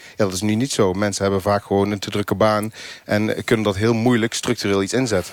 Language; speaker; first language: Dutch; native; Dutch